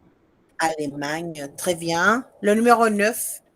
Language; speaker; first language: French; non-native, fluent; Spanish